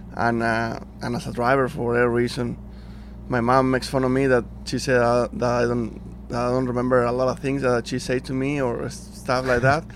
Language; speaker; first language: English; non-native, fluent; Spanish